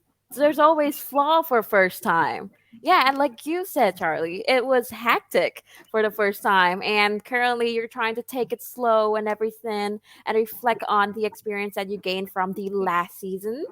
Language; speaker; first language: English; non-native, fluent; Khmer